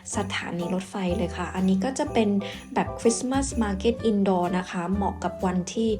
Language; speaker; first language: Thai; early bilingual, other home language; English